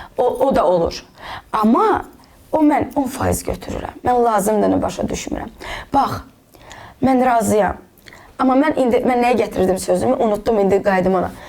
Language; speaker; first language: Azerbaijani; non-native, local second language; Russian